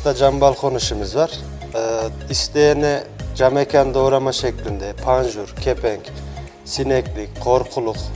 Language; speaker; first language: Turkish; native; Turkish